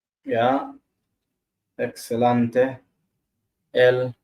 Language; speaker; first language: Spanish; non-native, learner; Arabic